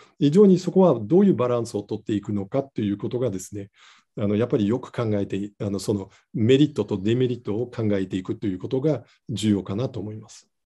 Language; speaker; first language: Japanese; non-native, fluent; Dutch